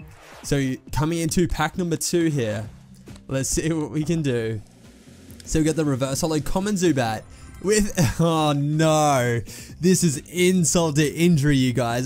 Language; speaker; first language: English; native; English